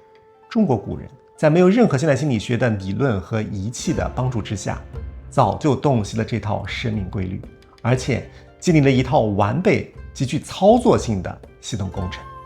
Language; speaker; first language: Chinese; native; Chinese